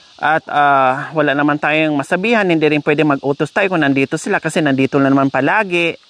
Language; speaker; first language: Filipino; non-native, local second language; Cebuano